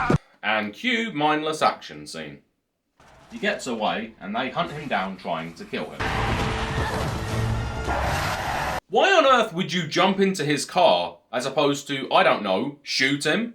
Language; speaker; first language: English; native; English